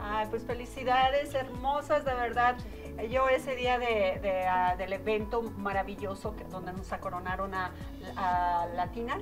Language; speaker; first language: Spanish; native; Spanish